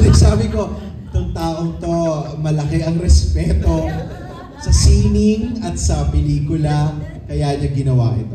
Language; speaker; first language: Filipino; native; Filipino